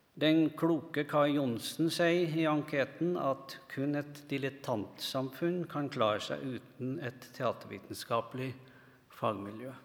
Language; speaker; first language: Norwegian; native; Norwegian